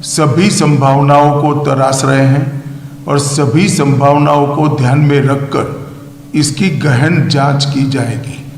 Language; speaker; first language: Hindi; non-native, local second language; Gujarati